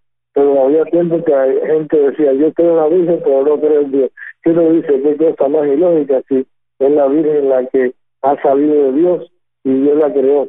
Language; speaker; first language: Spanish; native; Spanish